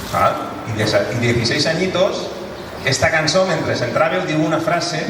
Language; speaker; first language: Spanish; non-native, local second language; Catalan